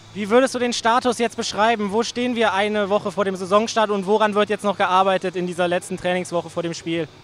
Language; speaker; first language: German; native; German